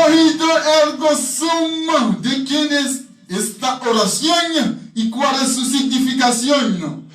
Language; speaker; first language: Spanish; non-native, learner; Haitian Creole